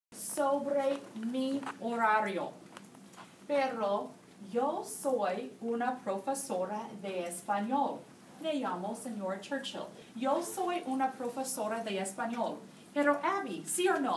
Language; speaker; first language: Spanish; non-native, learner; English